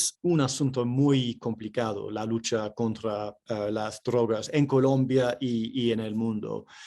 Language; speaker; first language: Spanish; non-native, fluent; English